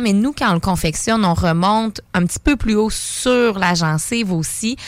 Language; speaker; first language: French; native; French